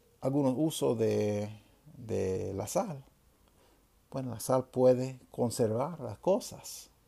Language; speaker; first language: Spanish; non-native, fluent; English